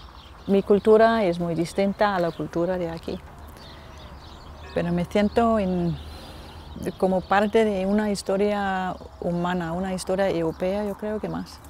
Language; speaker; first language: Spanish; non-native, fluent; Danish